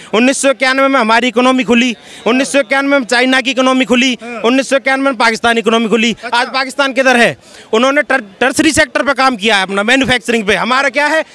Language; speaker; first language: Hindi; native; Hindi